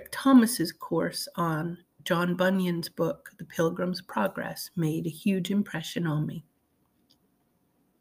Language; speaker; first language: English; native; English